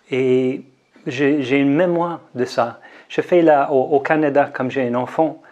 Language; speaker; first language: French; non-native, learner; English